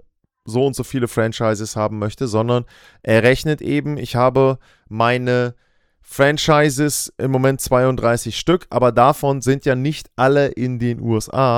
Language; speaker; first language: German; native; German